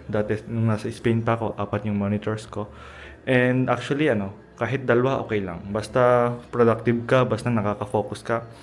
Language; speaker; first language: Filipino; early bilingual, heritage; Filipino